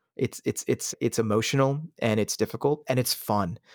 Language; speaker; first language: English; native; English